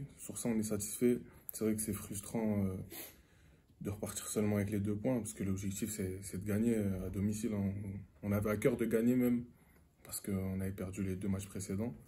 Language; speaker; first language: French; native; French